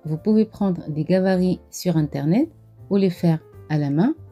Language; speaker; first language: French; non-native, local second language; Arabic